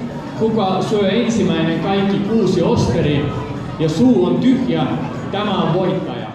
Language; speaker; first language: Finnish; non-native, fluent; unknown